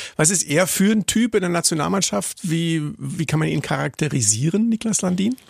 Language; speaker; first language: German; native; German